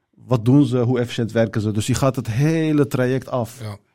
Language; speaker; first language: Dutch; early bilingual, other home language; Turkish